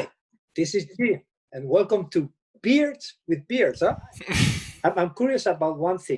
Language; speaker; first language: English; non-native, fluent; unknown